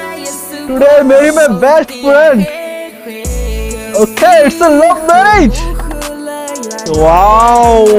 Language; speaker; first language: English; non-native, learner; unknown